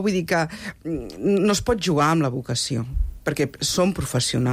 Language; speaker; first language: Catalan; native; Catalan